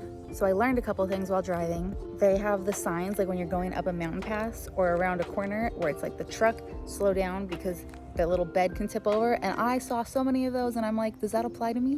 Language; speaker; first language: English; native; English